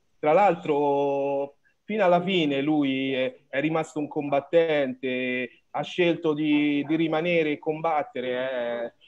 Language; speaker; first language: Italian; early bilingual, other home language; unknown